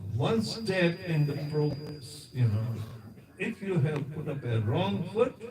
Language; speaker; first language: English; non-native, local second language; Hindi